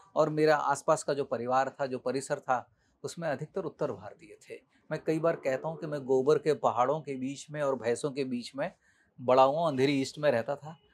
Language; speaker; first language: Hindi; native; Hindi